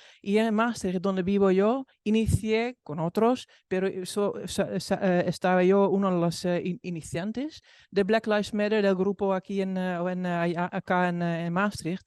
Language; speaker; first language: Spanish; non-native, fluent; Dutch